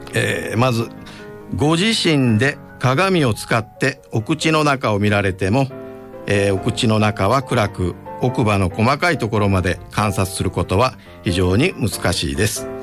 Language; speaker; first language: Japanese; native; Japanese